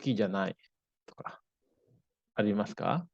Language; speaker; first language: Japanese; non-native, fluent; Indonesian